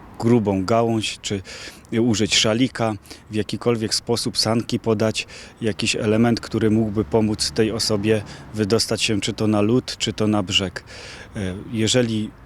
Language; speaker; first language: Polish; native; Polish